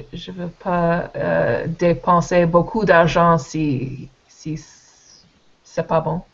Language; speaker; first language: French; non-native, learner; English